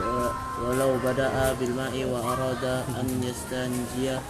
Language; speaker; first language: Arabic; non-native, learner; Indonesian